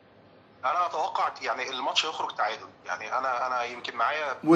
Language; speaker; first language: Arabic; native; Arabic